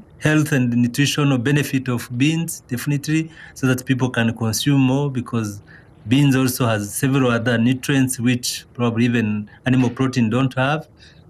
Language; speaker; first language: English; non-native, local second language; Kinyarwanda